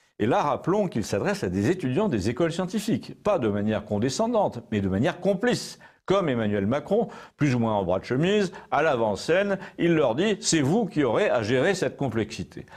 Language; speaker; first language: French; native; French